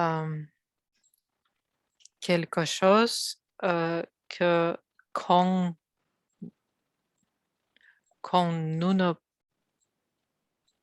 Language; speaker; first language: French; non-native, learner; Russian